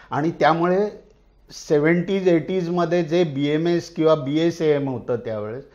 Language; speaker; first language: Marathi; native; Marathi